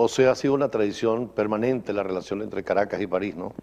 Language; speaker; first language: Spanish; native; Spanish